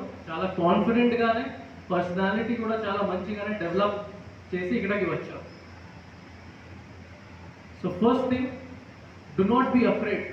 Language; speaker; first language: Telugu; non-native, fluent; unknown